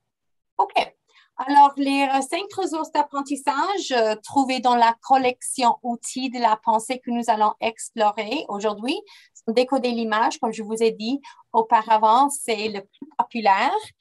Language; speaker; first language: French; non-native, fluent; English